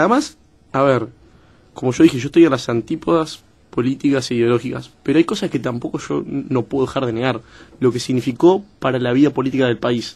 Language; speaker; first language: Spanish; native; Spanish